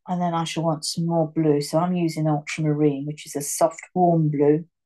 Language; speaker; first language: English; native; English